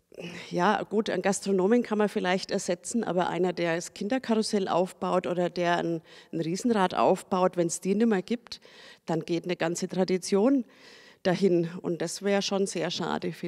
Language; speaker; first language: German; native; German